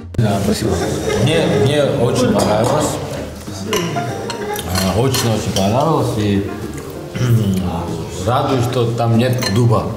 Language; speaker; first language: Russian; non-native, learner; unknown